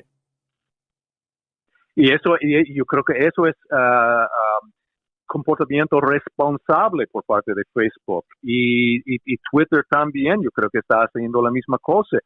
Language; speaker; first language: Spanish; non-native, fluent; English